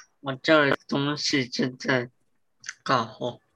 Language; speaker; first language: Chinese; non-native, learner; English